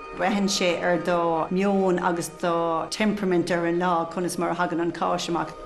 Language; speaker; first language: Irish; non-native, local second language; English